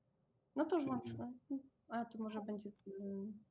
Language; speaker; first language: Polish; native; Polish